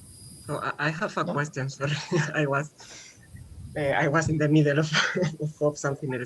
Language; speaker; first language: English; non-native, fluent; Spanish